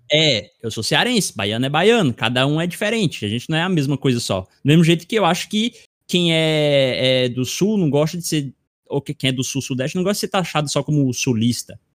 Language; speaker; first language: Portuguese; native; Portuguese